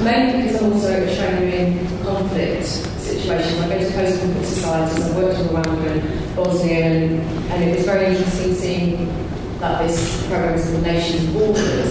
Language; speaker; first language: English; native; English